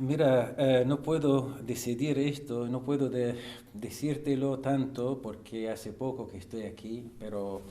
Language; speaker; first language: Spanish; non-native, fluent; Arabic